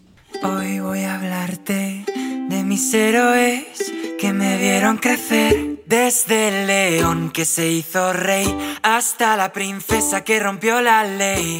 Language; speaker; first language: Spanish; native; Spanish